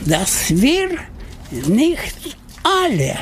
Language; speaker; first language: German; non-native, learner; Russian